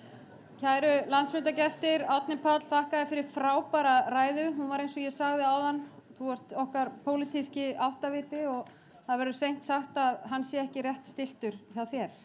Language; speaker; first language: Icelandic; native; Icelandic